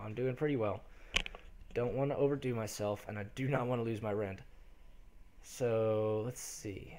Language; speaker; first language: English; native; English